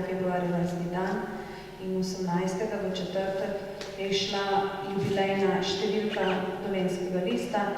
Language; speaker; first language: Slovenian; native; Slovenian